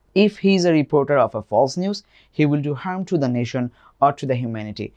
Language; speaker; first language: English; non-native, local second language; Bangla